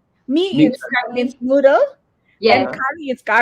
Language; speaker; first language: English; non-native, learner; Indonesian